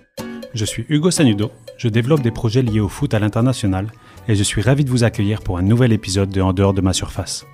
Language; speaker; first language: French; native; French